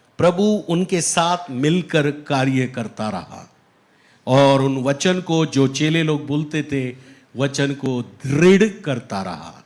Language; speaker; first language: Hindi; native; Hindi